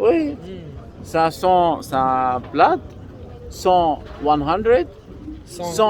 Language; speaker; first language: French; non-native, learner; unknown